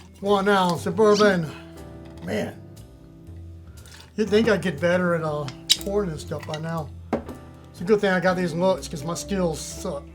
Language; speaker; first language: English; native; English